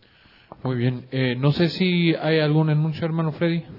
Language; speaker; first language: Spanish; native; Spanish